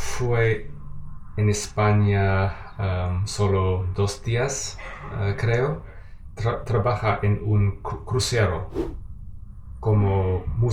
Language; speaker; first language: Spanish; non-native, learner; English